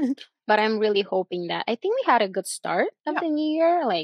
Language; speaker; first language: English; non-native, fluent; Bulgarian